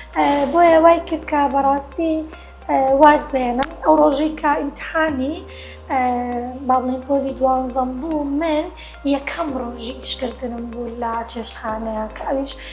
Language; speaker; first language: Central Kurdish; native; Central Kurdish